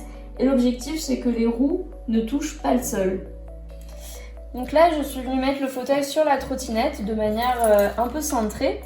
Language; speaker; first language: French; native; French